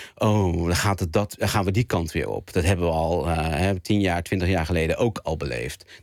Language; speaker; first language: Dutch; native; Dutch